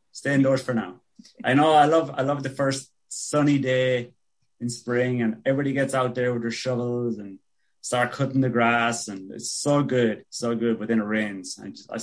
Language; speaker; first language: English; native; English